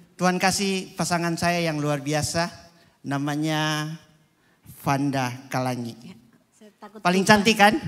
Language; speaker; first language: Indonesian; native; Indonesian